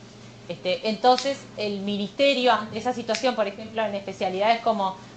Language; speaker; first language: Spanish; native; Spanish